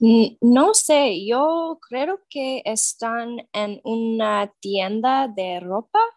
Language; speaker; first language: Spanish; non-native, learner; English